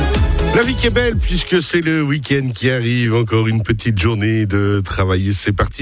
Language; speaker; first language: French; native; French